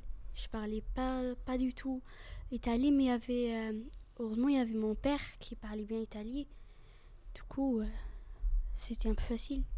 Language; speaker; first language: French; early bilingual, other home language; Arabic